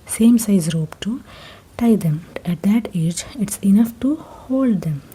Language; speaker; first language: English; non-native, local second language; Kannada